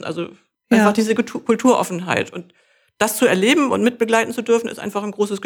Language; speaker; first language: German; native; German